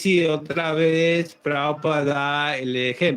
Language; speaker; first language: Spanish; native; Spanish